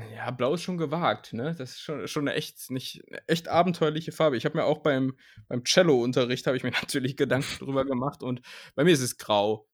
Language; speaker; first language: German; native; German